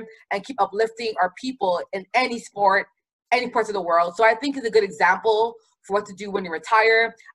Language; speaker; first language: English; native; English